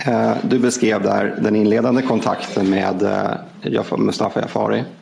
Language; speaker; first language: Swedish; native; Swedish